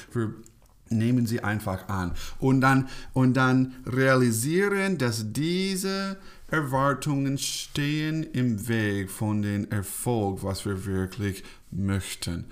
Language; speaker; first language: German; non-native, fluent; English